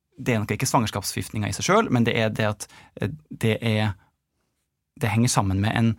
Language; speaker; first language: Norwegian; native; Norwegian